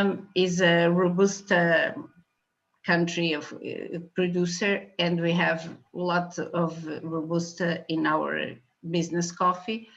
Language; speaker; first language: English; non-native, fluent; Portuguese